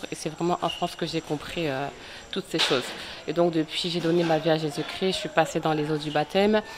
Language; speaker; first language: French; early bilingual, other home language; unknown